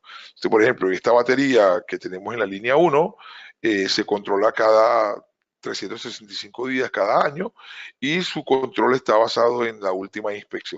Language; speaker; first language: Spanish; native; Spanish